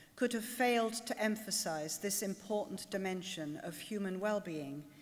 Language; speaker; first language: English; native; English